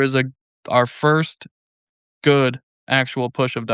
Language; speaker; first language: English; native; English